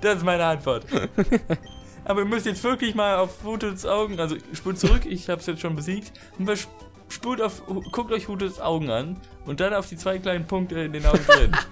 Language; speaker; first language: German; native; German